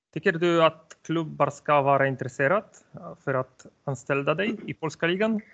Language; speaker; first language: Swedish; non-native, learner; Polish